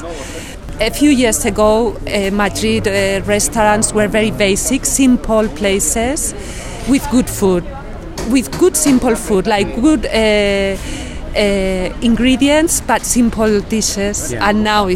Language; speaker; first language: English; non-native, fluent; Spanish